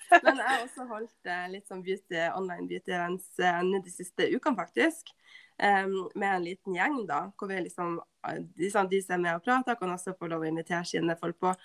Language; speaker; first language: Norwegian; native; Norwegian